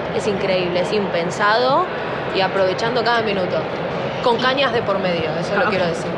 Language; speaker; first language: Spanish; native; Spanish